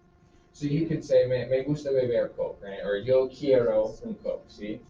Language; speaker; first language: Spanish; non-native, fluent; English